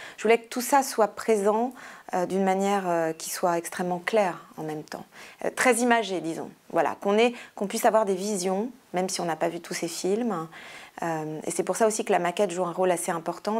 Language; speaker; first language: French; native; French